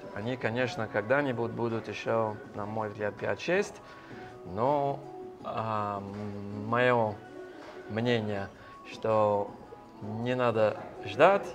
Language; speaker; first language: Russian; non-native, fluent; English